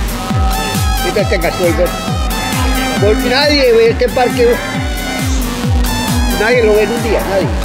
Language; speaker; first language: Spanish; native; Spanish